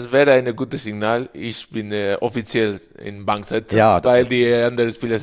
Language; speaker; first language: German; non-native, learner; Spanish